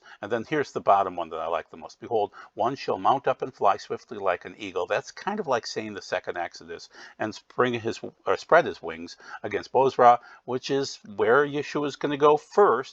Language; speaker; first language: English; native; English